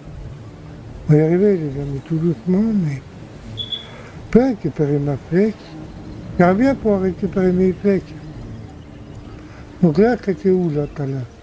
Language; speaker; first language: French; native; French